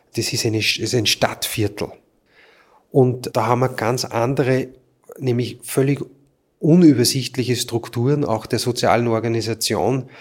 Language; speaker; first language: German; native; German